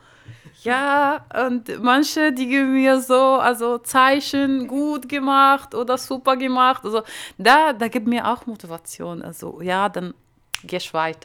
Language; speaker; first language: German; non-native, fluent; Arabic